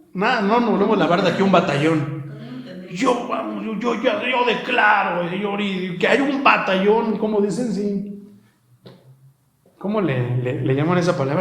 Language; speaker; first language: Spanish; native; Spanish